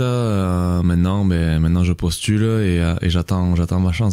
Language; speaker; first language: French; native; French